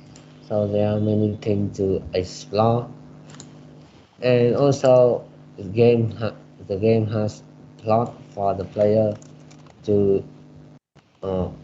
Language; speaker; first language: English; non-native, learner; Vietnamese